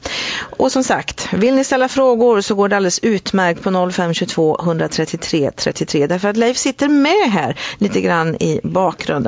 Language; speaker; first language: Swedish; native; Swedish